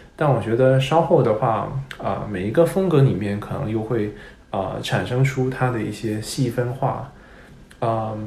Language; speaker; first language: Chinese; non-native, local second language; Cantonese